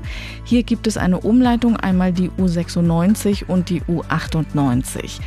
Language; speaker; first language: German; native; German